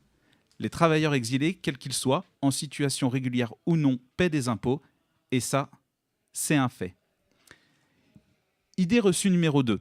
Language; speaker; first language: French; native; French